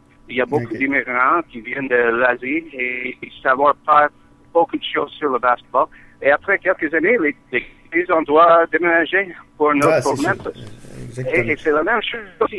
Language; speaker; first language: French; non-native, learner; English